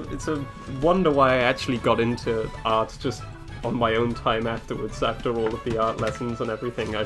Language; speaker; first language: English; native; English